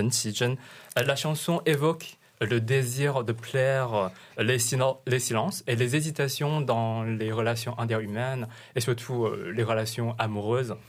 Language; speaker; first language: French; non-native, fluent; Chinese